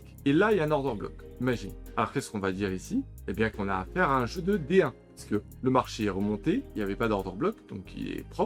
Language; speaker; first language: French; native; French